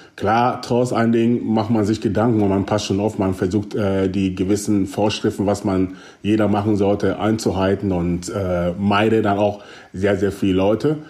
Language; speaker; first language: German; early bilingual, other home language; Akan